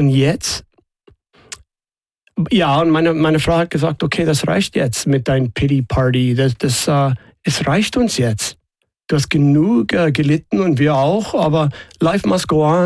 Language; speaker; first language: German; non-native, fluent; English